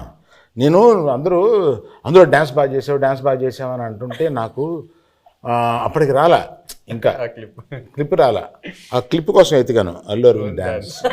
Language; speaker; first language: Telugu; native; Telugu